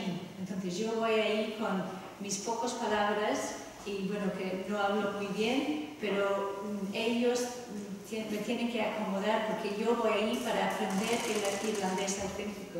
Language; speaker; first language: Spanish; non-native, fluent; English